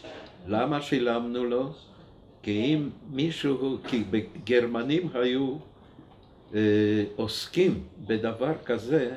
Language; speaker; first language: Hebrew; non-native, fluent; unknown